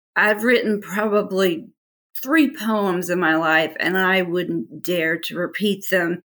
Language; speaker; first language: English; native; English